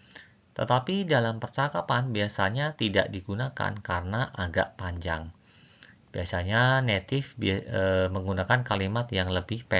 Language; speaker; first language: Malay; non-native, fluent; Chinese